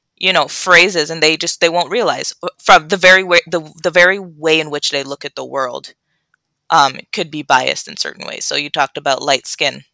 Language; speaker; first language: English; native; English